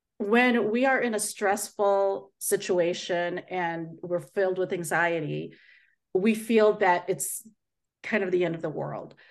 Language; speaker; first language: English; native; English